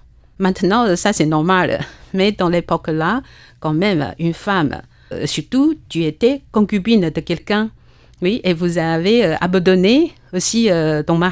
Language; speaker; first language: French; non-native, learner; Chinese